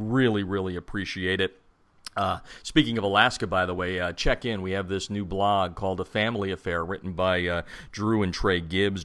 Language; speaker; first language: English; native; English